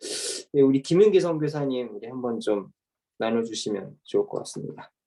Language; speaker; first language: Korean; native; Korean